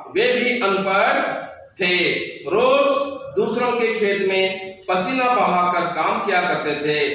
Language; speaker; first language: Hindi; non-native, local second language; Kannada